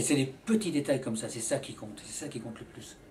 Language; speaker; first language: French; native; French